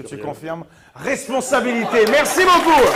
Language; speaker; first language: French; native; French